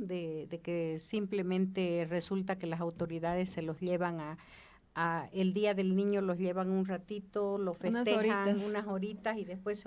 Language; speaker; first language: Spanish; native; Spanish